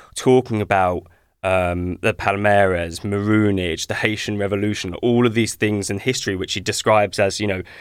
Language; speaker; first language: English; native; English